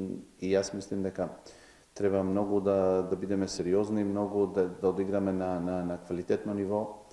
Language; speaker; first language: Macedonian; non-native, local second language; Albanian